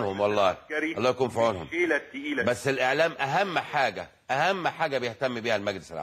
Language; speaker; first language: Arabic; native; Arabic